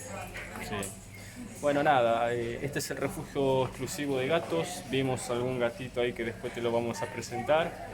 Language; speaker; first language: Spanish; native; Spanish